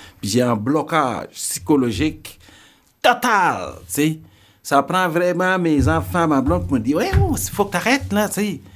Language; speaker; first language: French; non-native, local second language; Serer